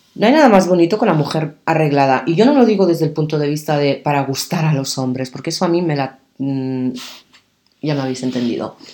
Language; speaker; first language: Spanish; early bilingual, other home language; Arabic